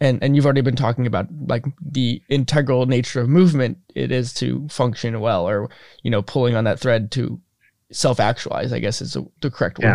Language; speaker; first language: English; native; English